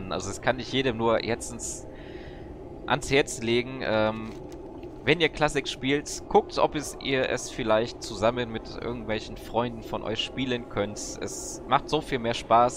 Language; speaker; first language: German; native; German